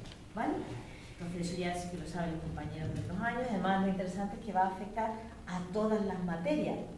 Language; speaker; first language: Spanish; native; Spanish